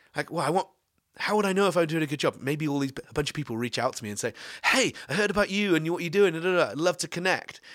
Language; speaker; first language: English; native; English